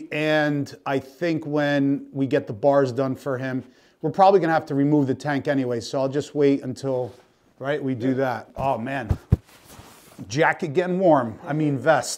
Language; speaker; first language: English; native; English